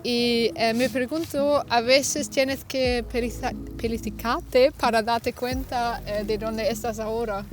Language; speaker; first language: Spanish; non-native, fluent; German